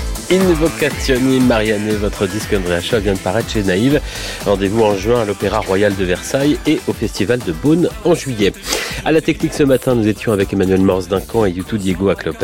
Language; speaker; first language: French; native; French